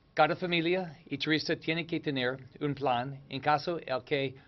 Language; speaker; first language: Spanish; non-native, learner; English